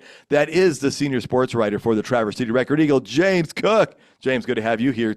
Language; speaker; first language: English; native; English